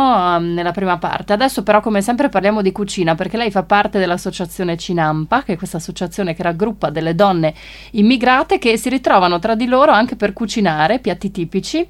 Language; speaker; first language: Italian; native; Italian